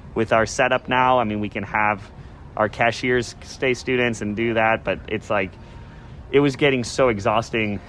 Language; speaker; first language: English; native; English